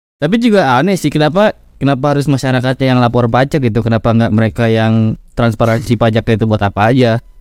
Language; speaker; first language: Indonesian; native; Indonesian